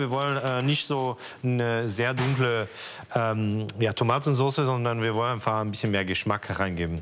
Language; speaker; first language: German; non-native, fluent; French